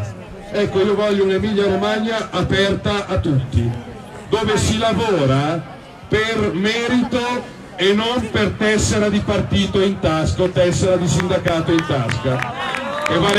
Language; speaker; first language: Italian; native; Italian